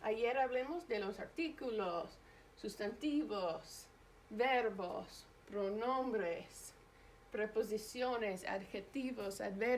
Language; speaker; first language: Spanish; non-native, fluent; English